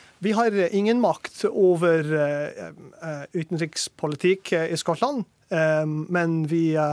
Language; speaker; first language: Norwegian; non-native, learner; English